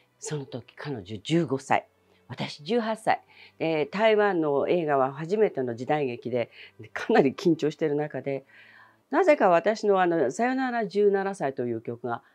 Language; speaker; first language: Japanese; early bilingual, other home language; Chinese